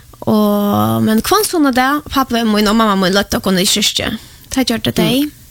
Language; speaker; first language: Swedish; non-native, fluent; Polish